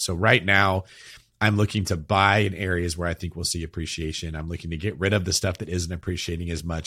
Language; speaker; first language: English; native; English